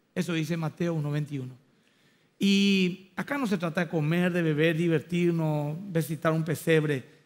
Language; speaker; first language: Spanish; native; Spanish